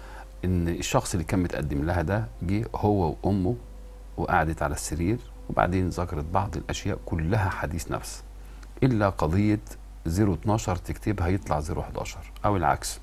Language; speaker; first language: Arabic; native; Arabic